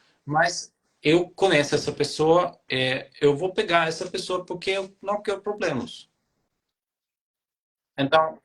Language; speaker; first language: Portuguese; non-native, fluent; German